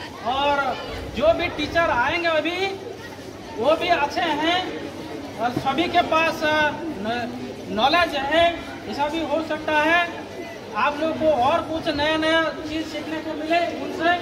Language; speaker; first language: Hindi; non-native, local second language; Odia